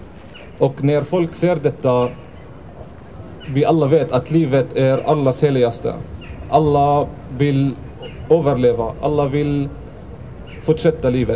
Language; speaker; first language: Swedish; non-native, fluent; Arabic